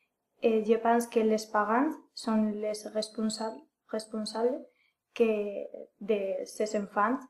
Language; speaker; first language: French; non-native, learner; Spanish